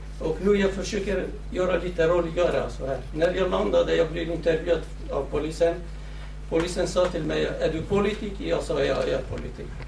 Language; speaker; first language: Swedish; non-native, fluent; Central Kurdish